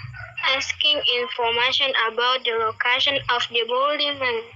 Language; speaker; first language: English; non-native, learner; Indonesian